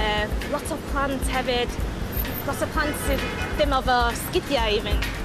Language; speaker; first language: Welsh; non-native, local second language; English